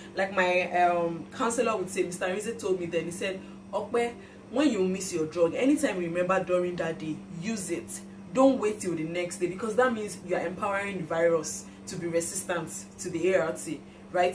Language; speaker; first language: English; non-native, local second language; Yoruba